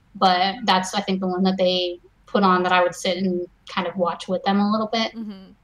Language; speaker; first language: English; native; English